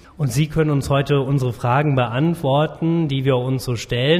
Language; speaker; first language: German; native; German